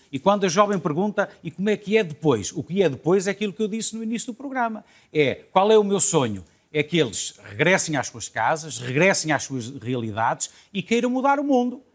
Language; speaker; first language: Portuguese; native; Portuguese